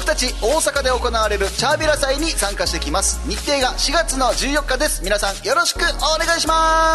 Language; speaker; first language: Japanese; native; Japanese